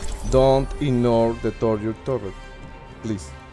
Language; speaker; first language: English; non-native, learner; Spanish